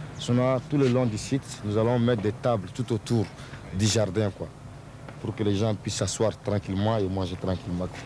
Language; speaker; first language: French; non-native, local second language; Soninke